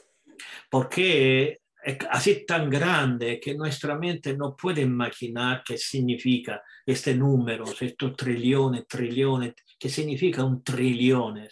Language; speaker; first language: Spanish; non-native, fluent; Italian